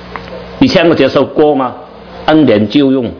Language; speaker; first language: Chinese; non-native, learner; Cantonese